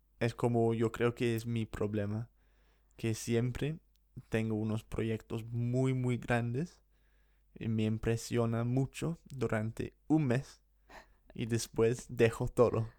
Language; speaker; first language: Spanish; non-native, fluent; English